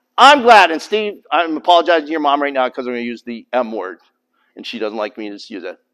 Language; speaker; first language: English; native; English